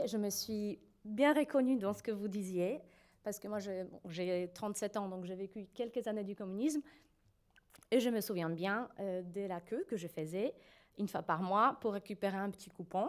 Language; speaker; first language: French; non-native, fluent; Polish